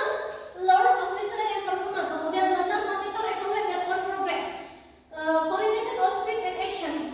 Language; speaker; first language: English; non-native, fluent; Indonesian